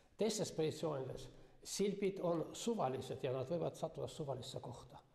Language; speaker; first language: Estonian; non-native, local second language; Russian